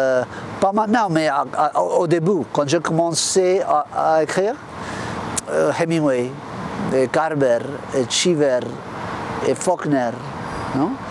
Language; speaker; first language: French; non-native, fluent; Spanish